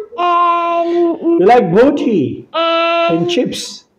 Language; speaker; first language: English; non-native, local second language; Pashto